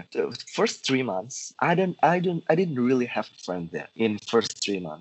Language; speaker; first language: English; non-native, learner; Indonesian